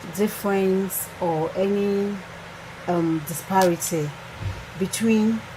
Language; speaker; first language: English; non-native, local second language; Yoruba